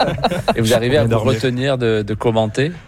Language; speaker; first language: French; native; French